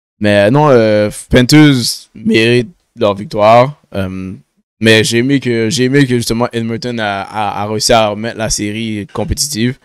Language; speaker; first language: French; native; French